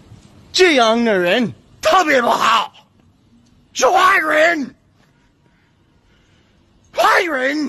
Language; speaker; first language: Chinese; non-native, learner; English